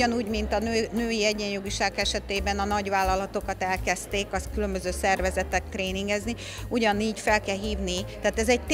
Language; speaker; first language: Hungarian; native; Hungarian